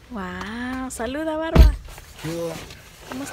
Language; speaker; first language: Spanish; early bilingual, heritage; Spanish